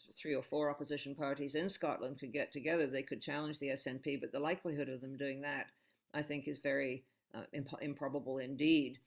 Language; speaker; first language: English; native; English